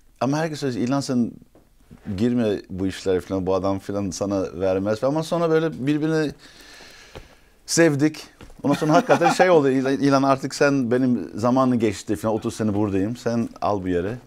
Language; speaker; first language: Turkish; early bilingual, heritage; Turkish